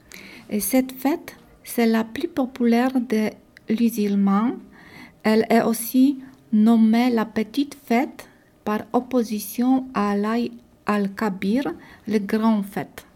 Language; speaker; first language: French; non-native, learner; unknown